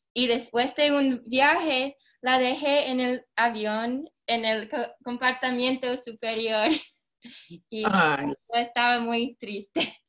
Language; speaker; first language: Spanish; early bilingual, heritage; Spanish